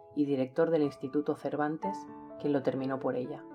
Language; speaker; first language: Spanish; native; Spanish